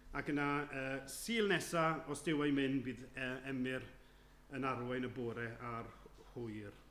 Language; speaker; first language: Welsh; native; Welsh